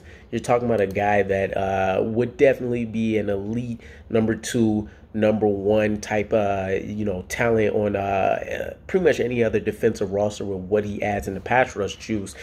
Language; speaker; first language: English; native; English